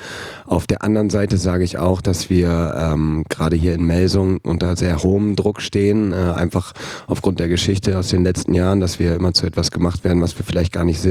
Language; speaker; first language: German; native; German